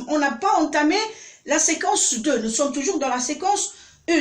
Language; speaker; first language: French; non-native, local second language; Arabic